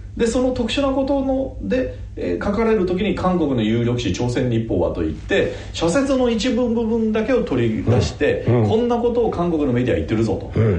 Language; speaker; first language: Japanese; native; Japanese